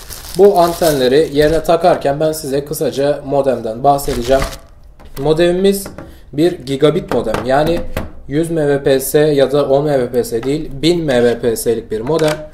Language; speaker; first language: Turkish; native; Turkish